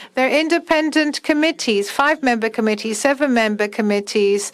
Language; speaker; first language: English; non-native, fluent; German